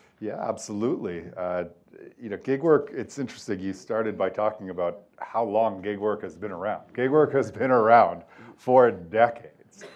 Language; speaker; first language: English; native; English